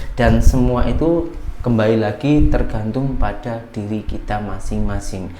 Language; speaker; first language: Indonesian; native; Indonesian